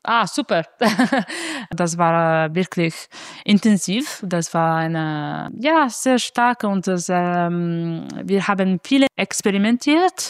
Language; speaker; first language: German; non-native, fluent; Italian